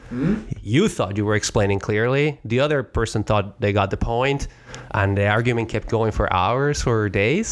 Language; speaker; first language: English; non-native, fluent; Spanish